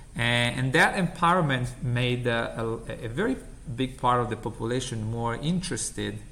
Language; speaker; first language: English; non-native, fluent; Italian